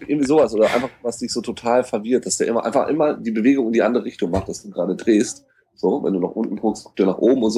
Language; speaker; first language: German; native; German